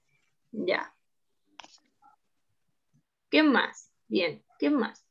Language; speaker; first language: Spanish; native; Spanish